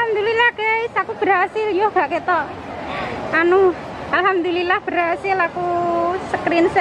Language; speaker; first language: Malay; non-native, local second language; Javanese